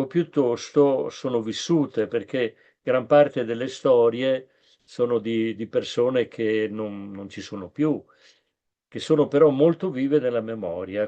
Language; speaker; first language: Italian; native; Italian